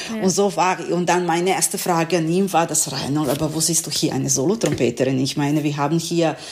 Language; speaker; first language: German; non-native, learner; Serbian